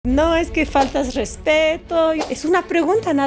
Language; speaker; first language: Spanish; non-native, fluent; English